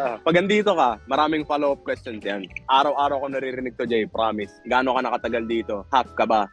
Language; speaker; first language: Filipino; non-native, fluent; Arabic